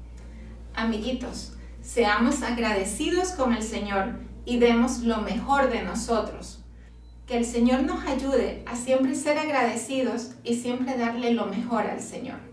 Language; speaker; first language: Spanish; native; Spanish